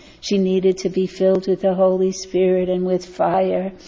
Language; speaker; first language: English; native; English